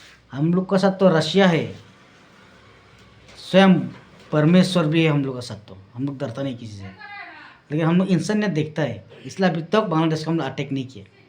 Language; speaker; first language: Hindi; non-native, local second language; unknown